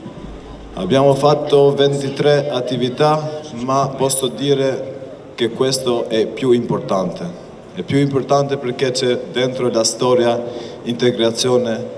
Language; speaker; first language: Italian; non-native, learner; Albanian